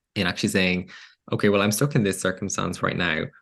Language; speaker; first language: English; native; English